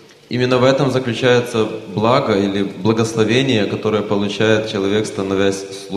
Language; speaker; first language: Russian; native; Russian